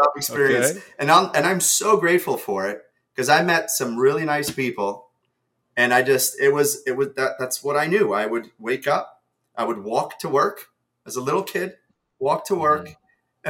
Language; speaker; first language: English; early bilingual, other home language; Russian